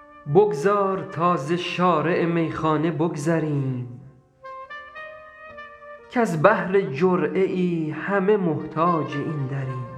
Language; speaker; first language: Persian; native; Persian